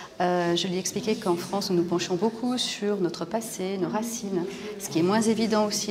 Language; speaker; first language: French; native; French